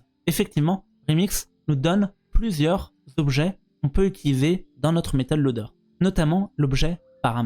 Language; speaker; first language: French; native; French